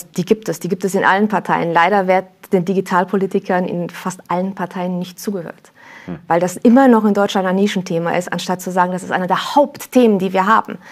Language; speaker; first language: German; early bilingual, other home language; Romanian